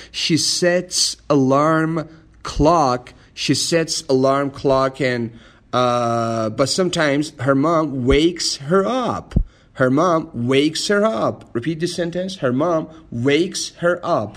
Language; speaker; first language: English; non-native, fluent; Persian